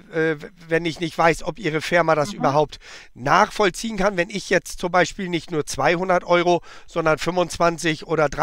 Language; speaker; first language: German; native; German